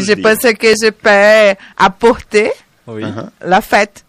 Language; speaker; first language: French; non-native, learner; Portuguese